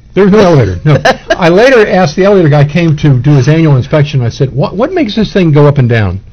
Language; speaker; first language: English; native; English